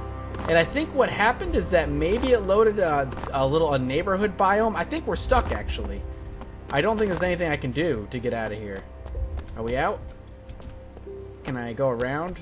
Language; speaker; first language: English; native; English